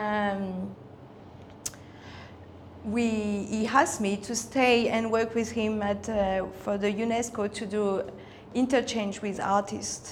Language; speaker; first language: English; non-native, fluent; Spanish